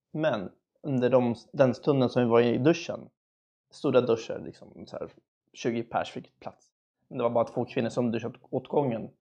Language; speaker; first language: Swedish; early bilingual, other home language; Spanish